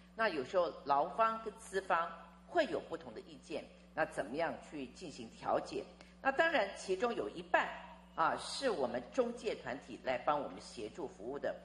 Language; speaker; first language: Chinese; native; Chinese